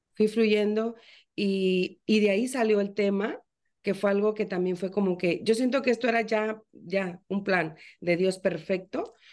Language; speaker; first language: Spanish; native; Spanish